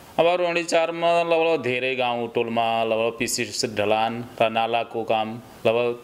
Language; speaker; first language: Nepali; non-native, local second language; Bhojpuri